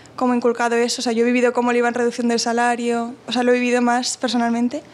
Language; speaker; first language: Spanish; native; Spanish